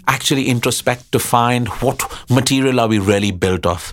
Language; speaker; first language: English; non-native, local second language; Hindi